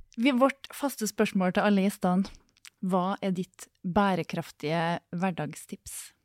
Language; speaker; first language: Norwegian; native; Norwegian